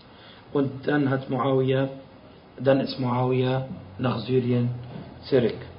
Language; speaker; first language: German; non-native, fluent; Arabic